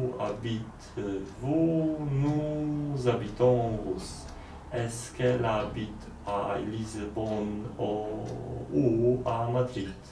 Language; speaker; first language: French; non-native, learner; Polish